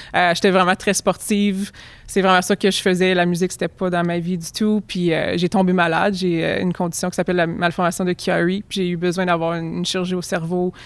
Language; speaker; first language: French; native; French